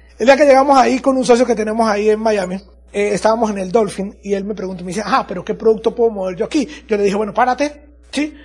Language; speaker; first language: Spanish; native; Spanish